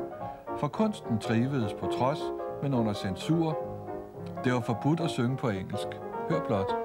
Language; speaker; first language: Danish; native; Danish